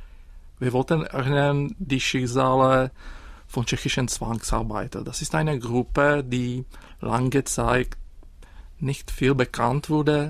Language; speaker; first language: German; non-native, fluent; Czech